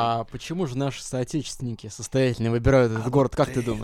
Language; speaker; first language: Russian; native; Russian